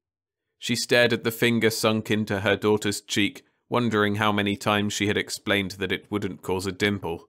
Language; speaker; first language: English; native; English